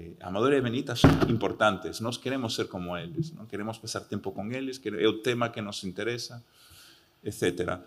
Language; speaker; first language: Galician; early bilingual, heritage; Galician